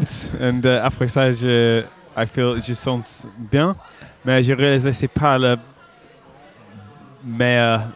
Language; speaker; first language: French; non-native, learner; English